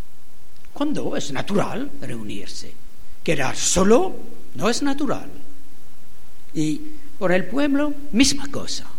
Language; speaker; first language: Spanish; non-native, fluent; French